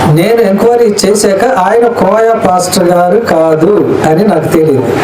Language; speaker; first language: Telugu; non-native, local second language; Koya